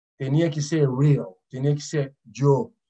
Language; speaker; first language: Portuguese; early bilingual, other home language; Arabic